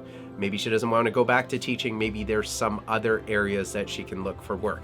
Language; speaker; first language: English; native; English